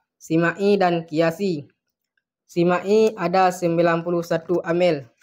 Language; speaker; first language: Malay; non-native, local second language; Achinese